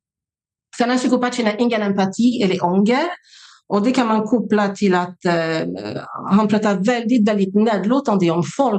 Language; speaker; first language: Swedish; non-native, fluent; French